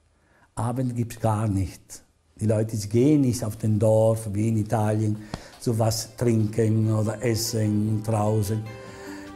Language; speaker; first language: German; non-native, learner; Italian